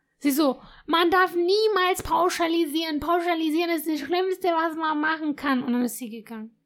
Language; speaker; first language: German; early bilingual, other home language; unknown